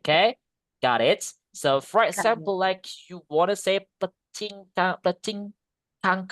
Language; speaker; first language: English; non-native, fluent; Indonesian